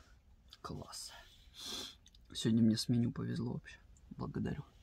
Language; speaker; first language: Russian; native; Russian